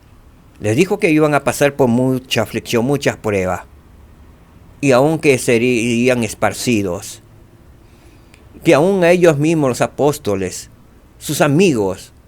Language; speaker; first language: Spanish; native; Spanish